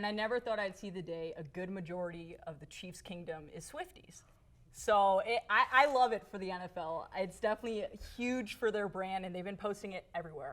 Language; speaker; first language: English; native; English